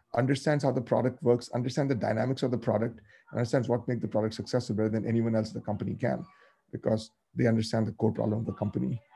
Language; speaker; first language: English; non-native, local second language; Tamil